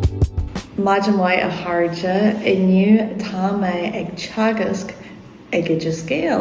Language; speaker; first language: Irish; non-native, local second language; English